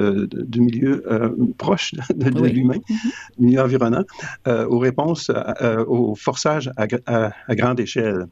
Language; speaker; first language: French; native; French